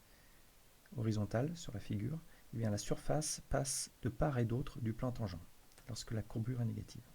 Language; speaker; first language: French; native; French